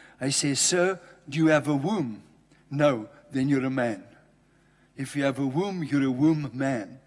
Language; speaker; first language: English; native; English